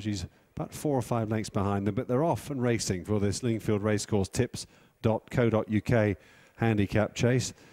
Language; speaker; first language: English; native; English